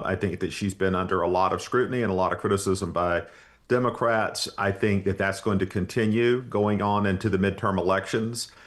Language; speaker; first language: English; native; English